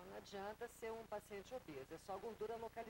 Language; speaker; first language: Portuguese; native; Portuguese